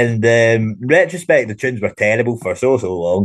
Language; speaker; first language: English; native; English